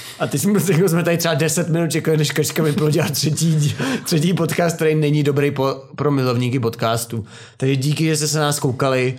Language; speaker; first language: Czech; native; Czech